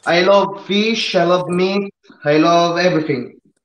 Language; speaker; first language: English; non-native, learner; Italian